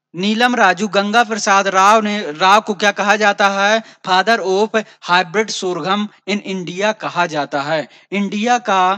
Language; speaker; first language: Hindi; native; Hindi